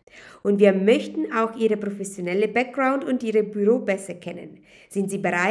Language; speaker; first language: German; non-native, fluent; Italian